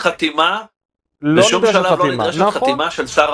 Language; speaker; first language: Hebrew; native; Hebrew